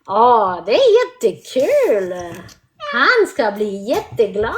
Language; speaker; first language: Swedish; non-native, learner; French